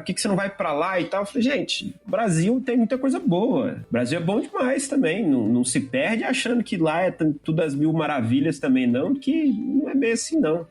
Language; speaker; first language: Portuguese; native; Portuguese